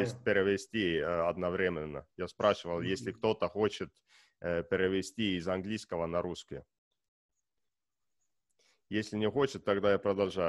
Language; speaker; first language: Russian; non-native, learner; Estonian